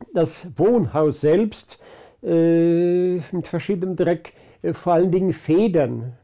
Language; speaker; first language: German; early bilingual, other home language; Polish